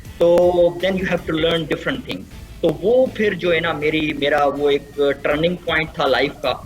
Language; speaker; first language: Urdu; non-native, local second language; Sindhi